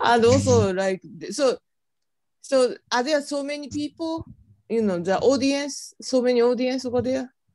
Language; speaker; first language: English; non-native, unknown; Japanese